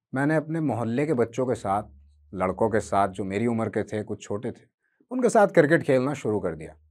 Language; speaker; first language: Hindi; native; Hindi